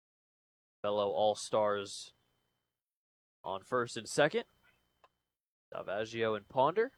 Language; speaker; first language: English; native; English